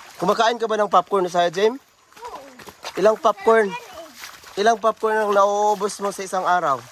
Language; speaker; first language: Filipino; non-native, local second language; Cebuano